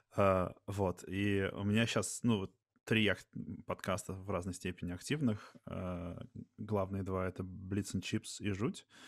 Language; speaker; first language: Russian; native; Russian